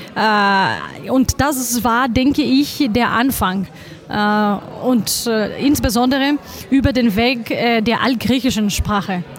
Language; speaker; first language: German; non-native, fluent; Greek